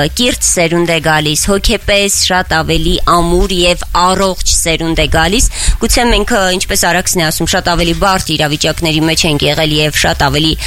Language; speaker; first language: Armenian; native; Armenian